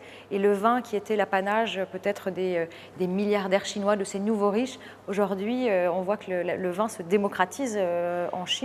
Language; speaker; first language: French; native; French